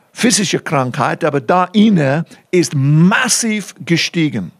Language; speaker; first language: German; non-native, fluent; English